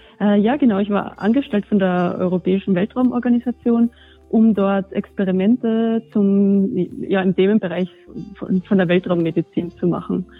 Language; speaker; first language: German; native; German